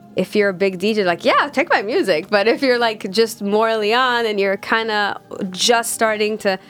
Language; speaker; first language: English; non-native, fluent; Hebrew